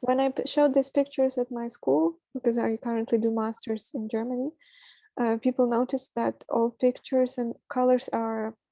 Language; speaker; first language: English; non-native, fluent; Ukrainian